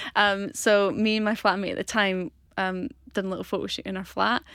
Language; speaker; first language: English; native; English